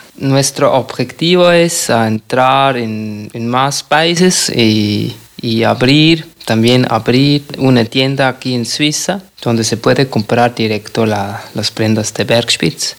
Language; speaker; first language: Spanish; non-native, fluent; German